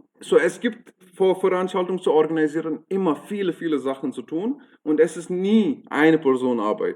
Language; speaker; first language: German; non-native, fluent; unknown